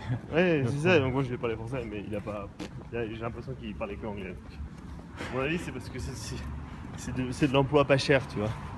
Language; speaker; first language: French; early bilingual, other home language; Japanese